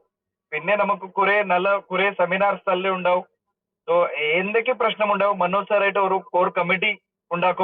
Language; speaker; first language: Malayalam; early bilingual, heritage; Malayalam